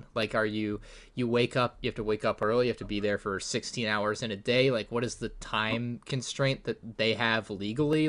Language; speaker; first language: English; native; English